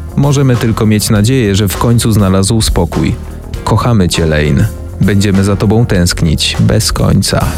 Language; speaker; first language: Polish; native; Polish